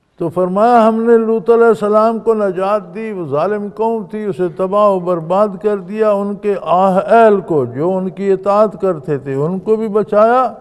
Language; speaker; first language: Urdu; non-native, local second language; Punjabi